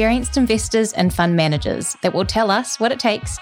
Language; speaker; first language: English; native; English